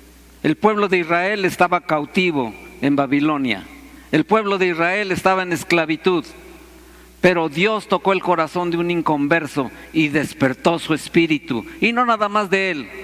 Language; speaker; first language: Spanish; native; Spanish